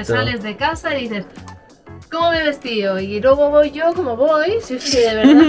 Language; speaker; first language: Spanish; native; Spanish